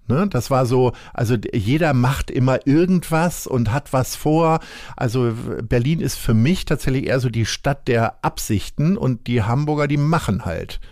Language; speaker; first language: German; native; German